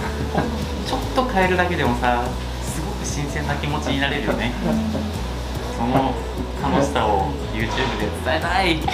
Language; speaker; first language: Japanese; native; Japanese